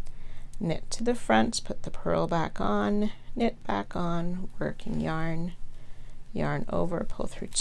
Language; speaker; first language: English; native; English